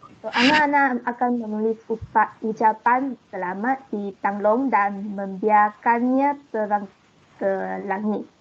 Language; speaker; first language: Malay; non-native, local second language; Chinese